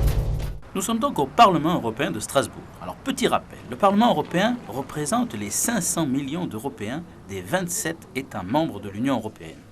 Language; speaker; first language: French; native; French